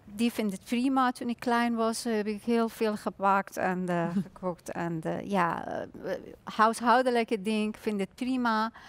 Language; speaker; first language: Dutch; non-native, learner; Persian